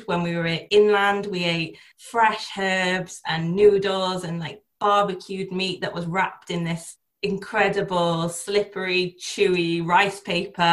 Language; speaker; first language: English; native; English